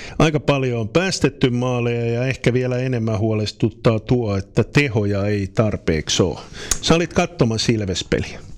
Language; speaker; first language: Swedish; native; Swedish